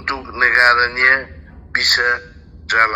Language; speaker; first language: Indonesian; non-native, fluent; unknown